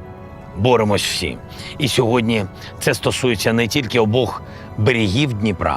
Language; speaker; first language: Ukrainian; non-native, local second language; Russian